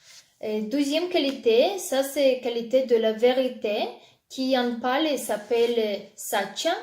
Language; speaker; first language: French; non-native, fluent; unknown